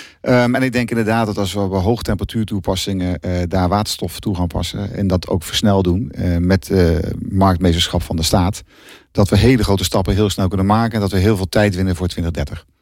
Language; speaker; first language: Dutch; native; Dutch